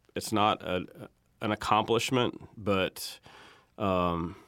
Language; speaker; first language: English; native; English